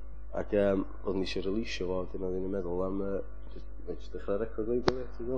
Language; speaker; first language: Welsh; native; Welsh